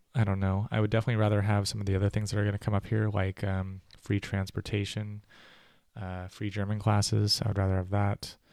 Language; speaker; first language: English; native; English